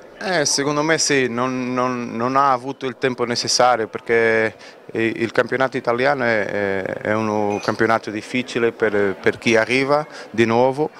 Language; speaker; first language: Italian; non-native, fluent; Portuguese